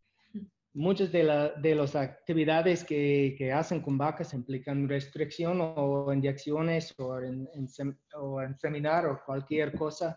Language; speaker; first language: Spanish; non-native, learner; English